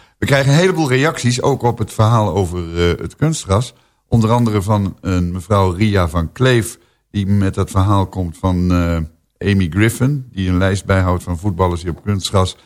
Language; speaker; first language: Dutch; native; Dutch